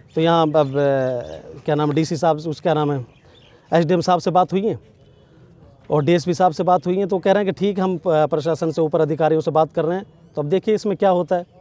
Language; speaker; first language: Hindi; native; Hindi